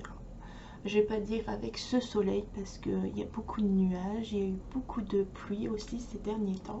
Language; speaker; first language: French; native; French